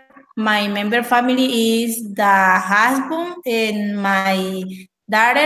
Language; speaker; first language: English; non-native, learner; Spanish